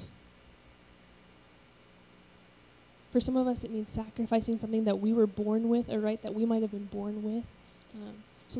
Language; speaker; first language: English; native; English